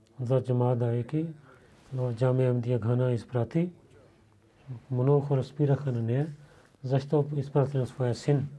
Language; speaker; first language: Bulgarian; non-native, learner; Urdu